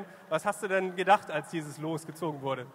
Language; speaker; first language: German; native; German